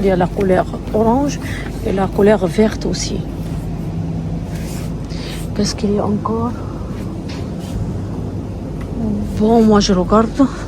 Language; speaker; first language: French; non-native, learner; Arabic